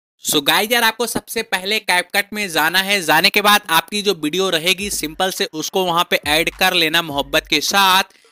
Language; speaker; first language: Hindi; native; Hindi